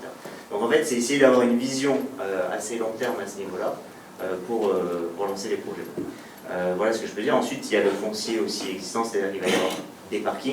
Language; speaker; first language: French; native; French